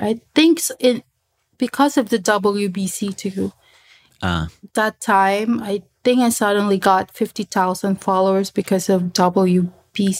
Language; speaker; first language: English; non-native, local second language; Filipino